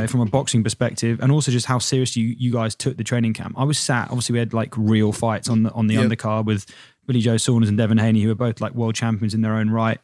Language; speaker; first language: English; native; English